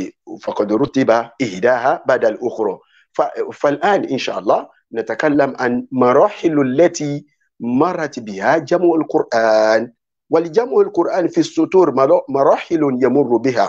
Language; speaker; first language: Arabic; non-native, fluent; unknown